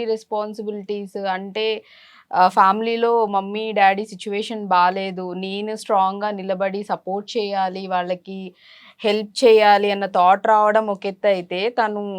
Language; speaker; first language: Telugu; native; Telugu